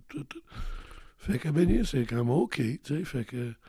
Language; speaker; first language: French; native; French